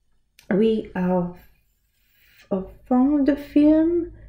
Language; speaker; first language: French; non-native, learner; English